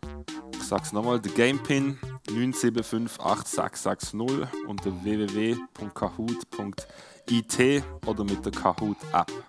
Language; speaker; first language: German; native; German